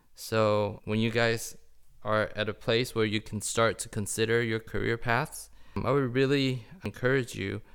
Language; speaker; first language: English; early bilingual, other home language; Chinese